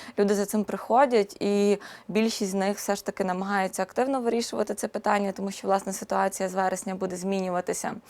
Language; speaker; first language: Ukrainian; native; Ukrainian